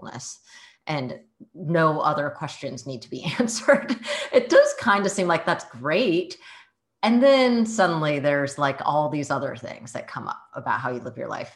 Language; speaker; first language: English; early bilingual, other home language; Chinese